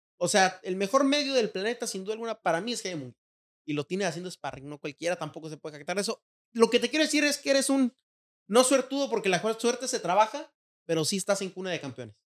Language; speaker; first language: Spanish; native; Spanish